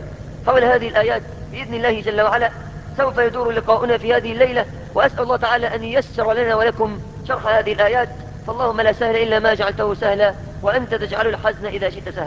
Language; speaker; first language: Arabic; native; Arabic